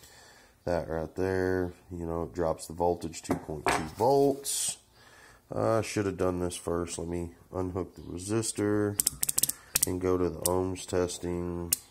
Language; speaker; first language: English; native; English